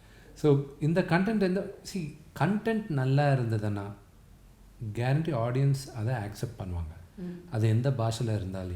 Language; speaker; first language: Tamil; non-native, local second language; Telugu